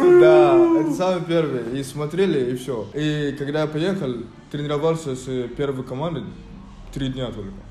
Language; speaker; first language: Russian; non-native, fluent; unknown